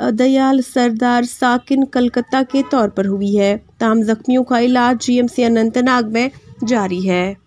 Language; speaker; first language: Urdu; non-native, local second language; Kashmiri